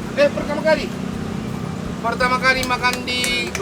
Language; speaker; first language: Indonesian; non-native, fluent; Japanese